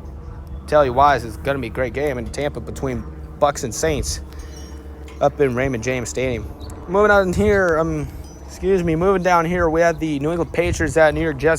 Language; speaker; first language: English; native; English